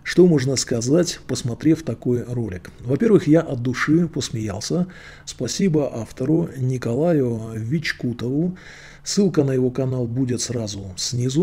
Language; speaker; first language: Russian; native; Russian